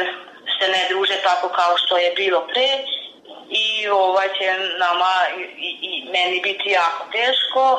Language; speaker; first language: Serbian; non-native, local second language; Hungarian